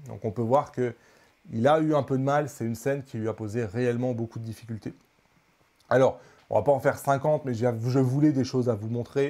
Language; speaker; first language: French; native; French